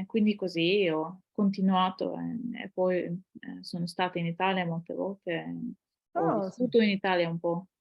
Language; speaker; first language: Italian; non-native, fluent; Ukrainian